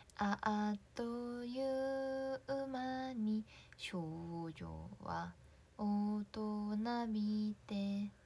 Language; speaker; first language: Japanese; native; Japanese